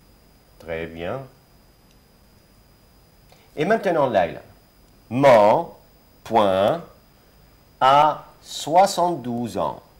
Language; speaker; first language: French; non-native, fluent; Arabic